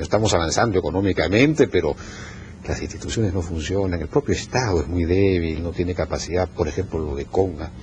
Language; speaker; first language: Spanish; native; Spanish